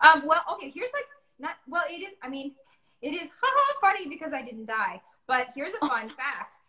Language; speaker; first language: English; native; English